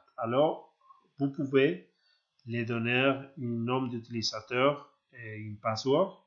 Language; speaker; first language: French; non-native, learner; Spanish